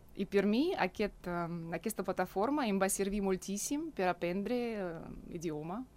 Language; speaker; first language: Catalan; non-native, fluent; Russian